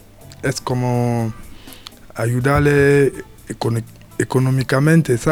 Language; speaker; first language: Spanish; non-native, learner; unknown